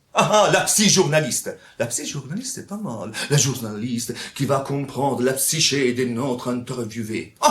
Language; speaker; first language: French; non-native, fluent; Italian